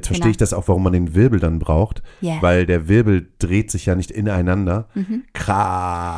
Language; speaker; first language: German; native; German